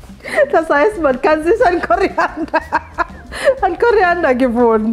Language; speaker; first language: German; non-native, fluent; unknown